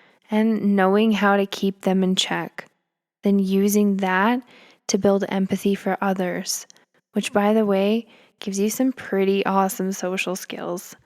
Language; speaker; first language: English; native; English